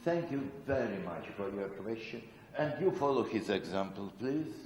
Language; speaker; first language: English; non-native, fluent; Russian